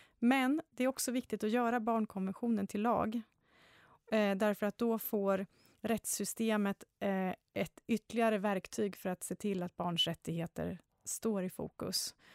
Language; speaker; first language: Swedish; native; Swedish